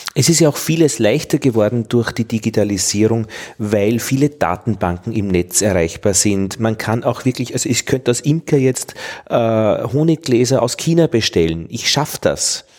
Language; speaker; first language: German; native; German